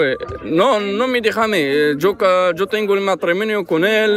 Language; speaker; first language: Spanish; non-native, learner; Arabic